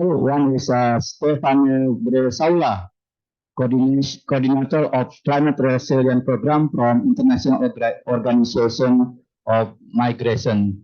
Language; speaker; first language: English; non-native, fluent; Indonesian